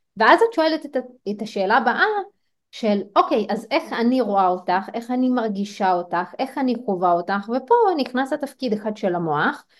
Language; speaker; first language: Hebrew; non-native, local second language; Arabic